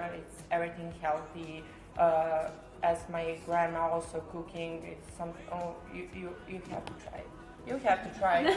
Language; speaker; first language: English; non-native, learner; Serbian